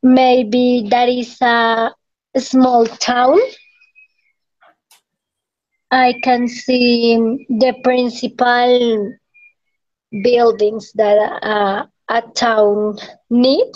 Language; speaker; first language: English; non-native, learner; Spanish